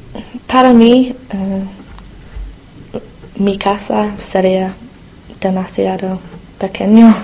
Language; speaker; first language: Spanish; non-native, learner; English